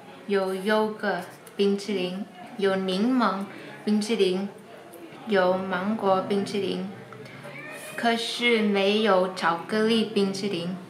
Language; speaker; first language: Chinese; non-native, learner; English